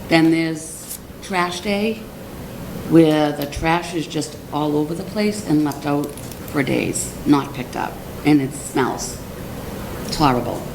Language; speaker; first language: English; native; English